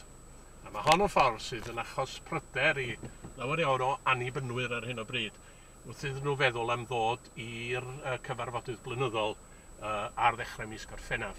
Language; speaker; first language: Welsh; native; Welsh